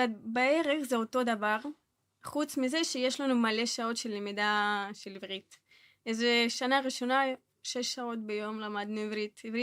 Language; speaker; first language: Hebrew; non-native, fluent; Russian